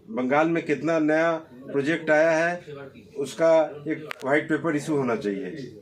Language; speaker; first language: Hindi; non-native, local second language; Bangla